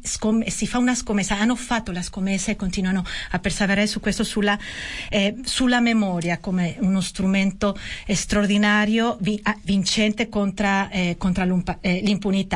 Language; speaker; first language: Italian; non-native, fluent; Spanish